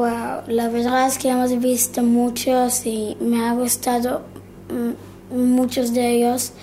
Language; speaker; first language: Spanish; early bilingual, heritage; Hebrew